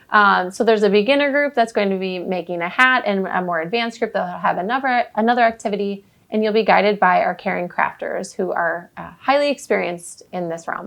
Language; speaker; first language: English; native; English